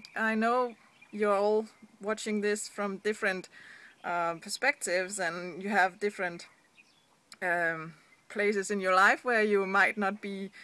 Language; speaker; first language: English; non-native, fluent; Danish